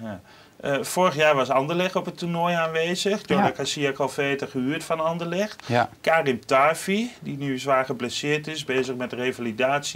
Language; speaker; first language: Dutch; native; Dutch